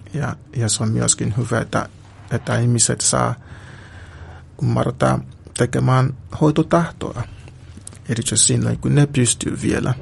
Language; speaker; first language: Finnish; non-native, fluent; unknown